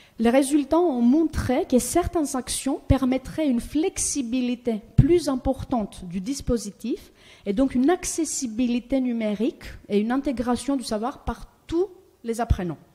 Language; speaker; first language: French; non-native, fluent; Greek